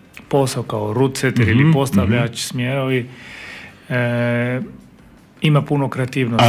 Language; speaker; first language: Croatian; non-native, fluent; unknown